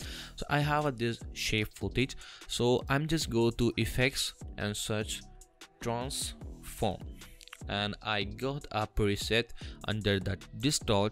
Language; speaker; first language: English; non-native, fluent; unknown